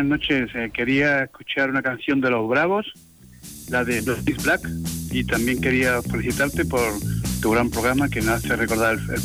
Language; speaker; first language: Spanish; native; Spanish